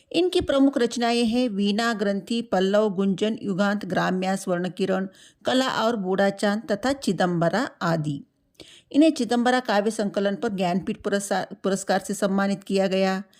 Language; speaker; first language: Hindi; non-native, local second language; Telugu